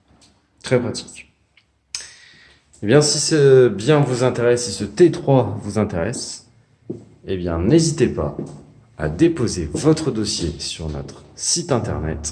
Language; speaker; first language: French; native; French